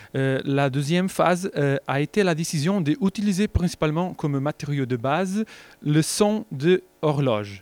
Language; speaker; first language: French; non-native, learner; Portuguese